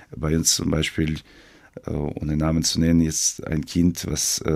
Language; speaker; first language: German; non-native, fluent; Ukrainian